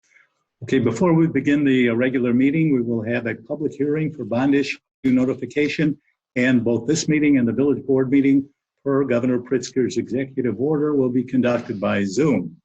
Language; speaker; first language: English; native; English